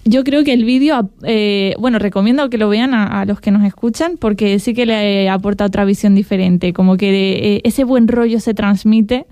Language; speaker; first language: Spanish; native; Spanish